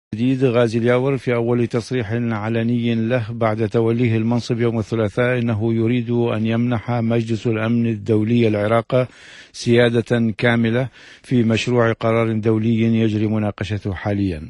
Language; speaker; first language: Arabic; native; Arabic